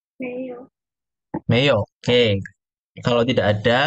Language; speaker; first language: Indonesian; native; Indonesian